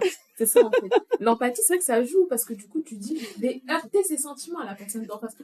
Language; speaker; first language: French; native; French